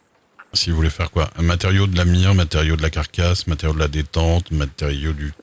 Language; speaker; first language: French; native; French